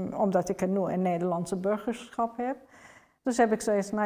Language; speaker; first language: Dutch; non-native, fluent; Persian